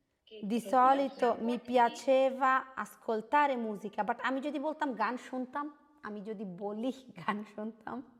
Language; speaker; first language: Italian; non-native, fluent; Bangla